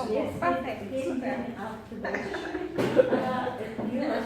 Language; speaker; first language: German; non-native, learner; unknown